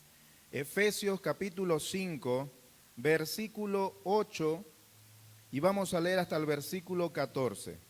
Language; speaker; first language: Spanish; native; Spanish